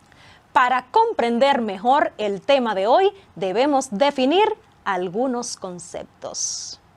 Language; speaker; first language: Spanish; native; Spanish